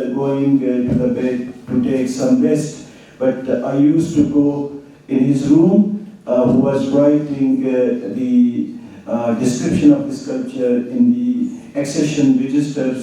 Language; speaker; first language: English; non-native, local second language; Urdu